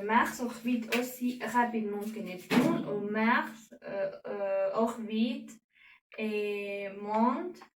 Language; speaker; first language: French; non-native, learner; Spanish